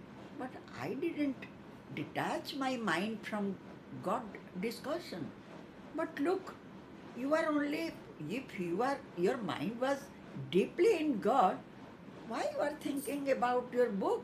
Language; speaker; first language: English; non-native, local second language; Odia